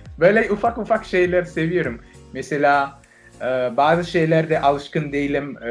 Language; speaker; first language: Turkish; non-native, fluent; French